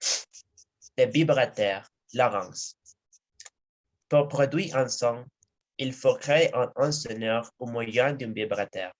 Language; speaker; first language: French; non-native, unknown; Spanish